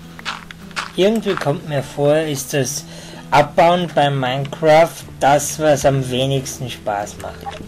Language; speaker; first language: German; native; German